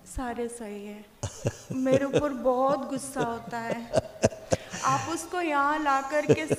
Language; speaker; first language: Hindi; non-native, local second language; Odia